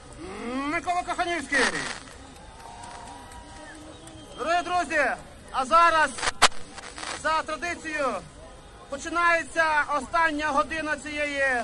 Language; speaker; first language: Ukrainian; native; Ukrainian